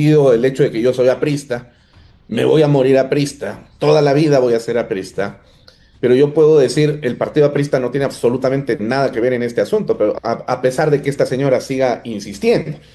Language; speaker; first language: Spanish; native; Spanish